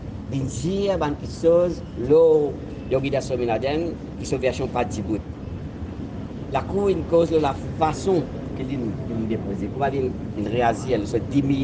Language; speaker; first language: French; non-native, local second language; Morisyen